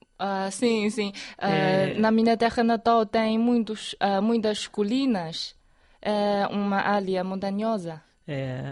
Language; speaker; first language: Portuguese; non-native, fluent; Chinese